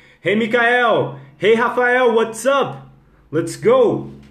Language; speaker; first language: English; non-native, fluent; Portuguese